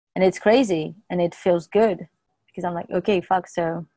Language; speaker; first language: English; non-native, fluent; French